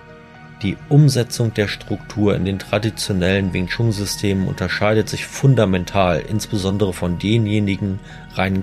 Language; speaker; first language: German; native; German